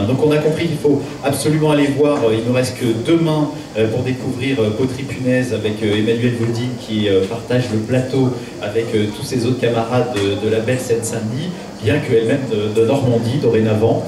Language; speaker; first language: French; native; French